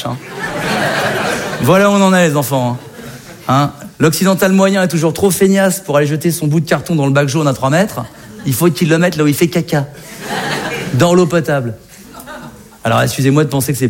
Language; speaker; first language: French; native; French